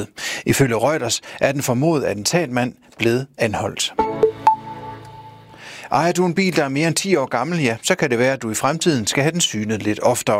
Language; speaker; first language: Danish; native; Danish